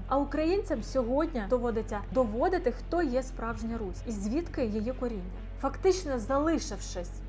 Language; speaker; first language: Ukrainian; non-native, local second language; Crimean Tatar